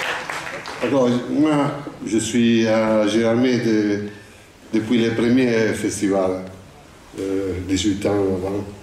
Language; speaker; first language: French; non-native, fluent; Italian